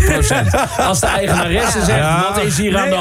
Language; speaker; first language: Dutch; native; Dutch